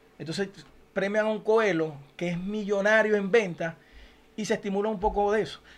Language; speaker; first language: Spanish; native; Spanish